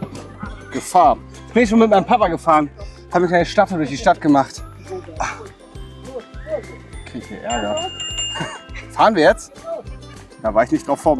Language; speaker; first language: German; native; German